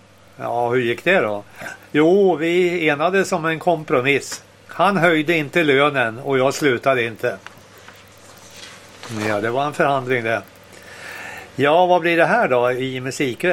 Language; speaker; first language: Swedish; native; Swedish